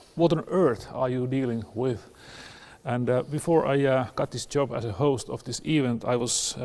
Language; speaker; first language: English; non-native, fluent; Finnish